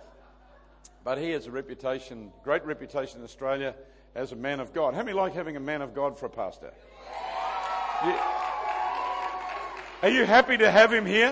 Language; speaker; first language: English; native; English